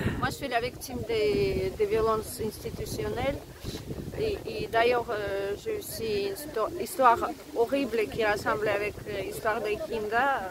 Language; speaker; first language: French; non-native, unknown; Russian